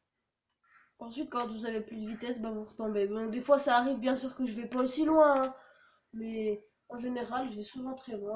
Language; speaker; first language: French; native; French